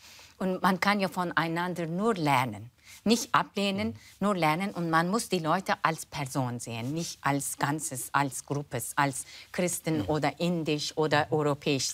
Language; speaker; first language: German; non-native, fluent; Turkish